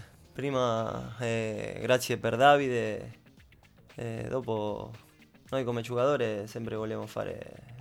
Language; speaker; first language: Italian; non-native, learner; Spanish